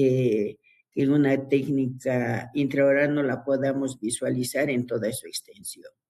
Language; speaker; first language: Spanish; native; Spanish